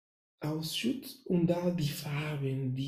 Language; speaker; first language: German; non-native, fluent; Spanish